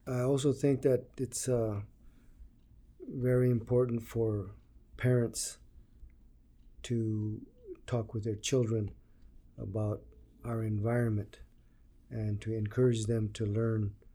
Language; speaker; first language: English; early bilingual, other home language; Spanish